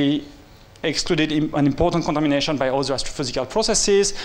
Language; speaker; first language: English; non-native, fluent; French